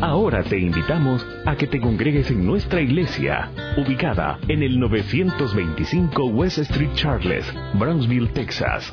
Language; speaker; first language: Spanish; native; Spanish